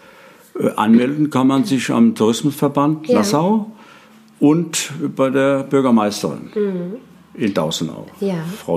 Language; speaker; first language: German; native; German